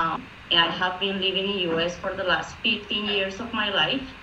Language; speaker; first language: English; non-native, fluent; Spanish